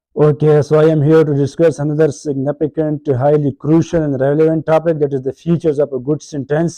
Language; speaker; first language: English; non-native, local second language; Urdu